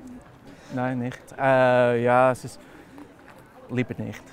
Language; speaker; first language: German; non-native, fluent; English